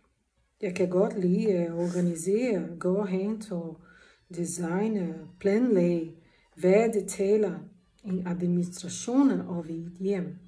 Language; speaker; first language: Danish; non-native, learner; Portuguese